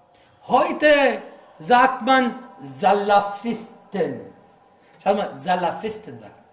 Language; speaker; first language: German; non-native, fluent; Arabic